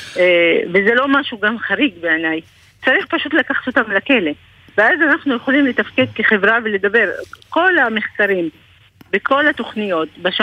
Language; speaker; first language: Hebrew; non-native, local second language; Arabic